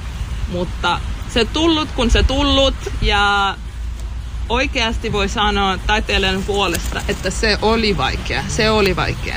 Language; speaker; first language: Finnish; non-native, learner; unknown